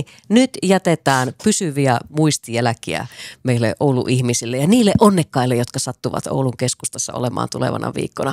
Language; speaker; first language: Finnish; native; Finnish